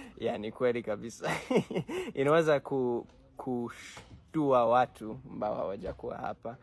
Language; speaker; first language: Swahili; non-native, fluent; English